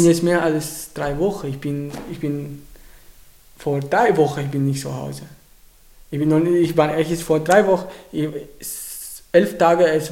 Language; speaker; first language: German; non-native, learner; Arabic